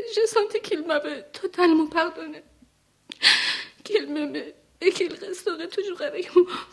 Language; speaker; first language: French; non-native, learner; Persian